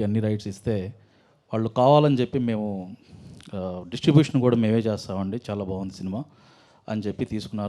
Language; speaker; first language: Telugu; native; Telugu